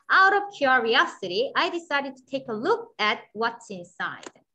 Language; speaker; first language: English; non-native, fluent; Korean